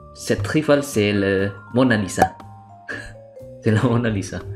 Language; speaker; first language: French; non-native, learner; Indonesian